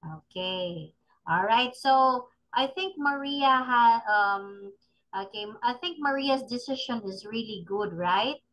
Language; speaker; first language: English; non-native, fluent; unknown